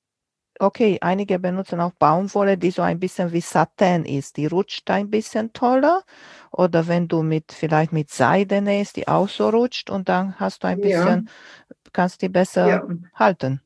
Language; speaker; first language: German; non-native, fluent; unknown